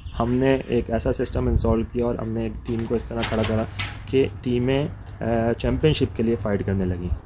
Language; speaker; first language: Urdu; native; Urdu